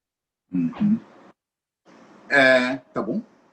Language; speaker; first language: Portuguese; non-native, fluent; English